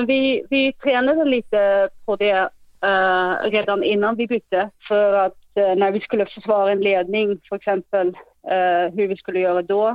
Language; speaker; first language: Swedish; non-native, fluent; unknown